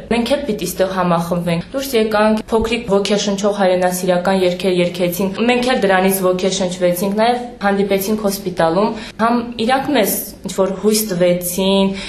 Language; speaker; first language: Armenian; native; Armenian